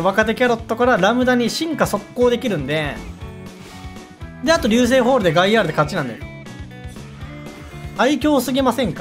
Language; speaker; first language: Japanese; native; Japanese